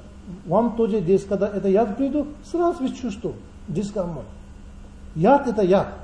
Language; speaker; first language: Russian; non-native, learner; Tibetan